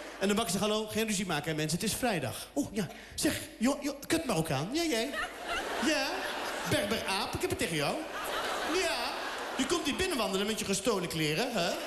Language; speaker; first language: Dutch; early bilingual, other home language; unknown